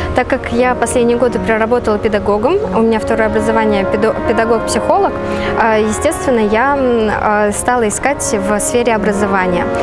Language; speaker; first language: Russian; native; Russian